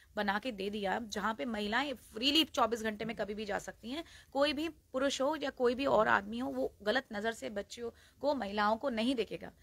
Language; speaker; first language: Hindi; native; Hindi